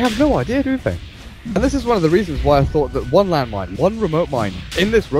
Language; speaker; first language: English; native; English